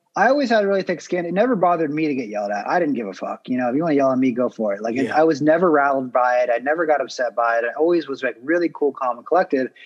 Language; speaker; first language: English; native; English